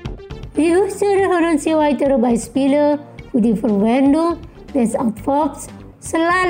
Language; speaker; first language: German; non-native, fluent; Indonesian